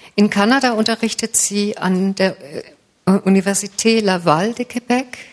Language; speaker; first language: German; native; German